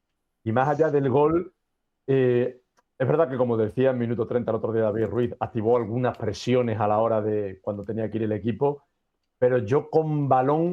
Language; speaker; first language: Spanish; native; Spanish